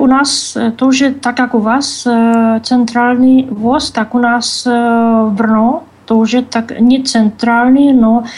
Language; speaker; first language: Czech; non-native, learner; Russian